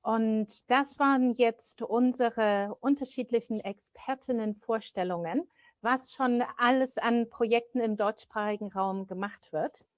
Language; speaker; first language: German; native; German